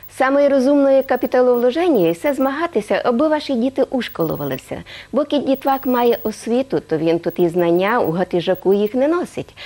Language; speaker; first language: Ukrainian; native; Ukrainian